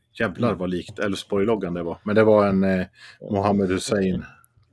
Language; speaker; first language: Swedish; native; Swedish